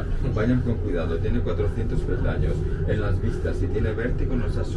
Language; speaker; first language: Spanish; non-native, local second language; Catalan